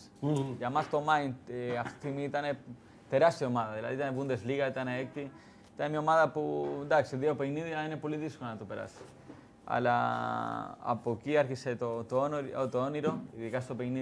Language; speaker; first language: Greek; non-native, fluent; Spanish